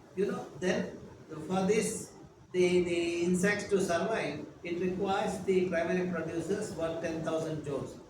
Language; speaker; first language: English; non-native, local second language; Kannada